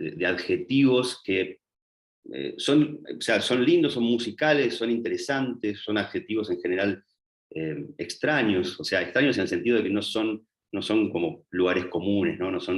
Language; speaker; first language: Spanish; native; Spanish